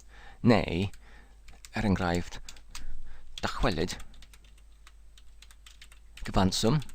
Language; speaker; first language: Welsh; non-native, learner; English